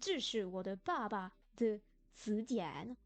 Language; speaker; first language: Chinese; non-native, learner; French